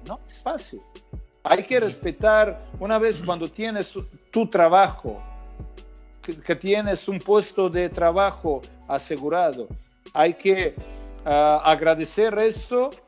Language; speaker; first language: Spanish; non-native, fluent; Croatian